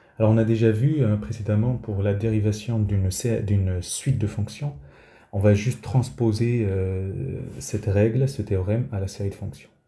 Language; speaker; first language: French; native; French